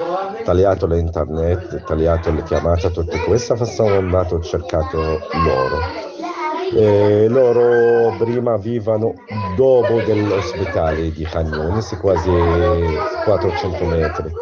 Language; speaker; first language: Italian; non-native, learner; Arabic